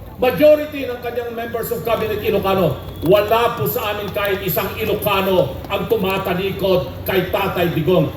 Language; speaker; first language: Filipino; non-native, local second language; Iloko